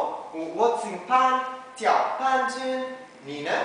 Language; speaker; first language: Chinese; non-native, learner; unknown